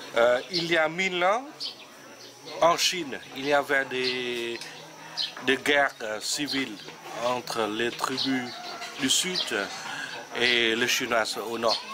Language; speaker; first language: French; non-native, fluent; Vietnamese